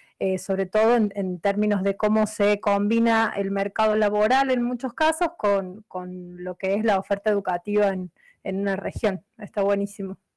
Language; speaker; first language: Spanish; native; Spanish